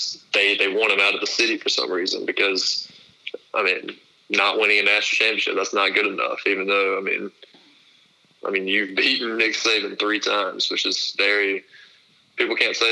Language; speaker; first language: English; native; English